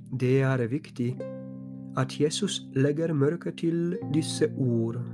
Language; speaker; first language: Norwegian; non-native, fluent; Polish